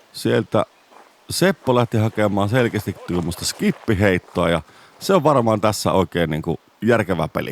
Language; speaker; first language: Finnish; native; Finnish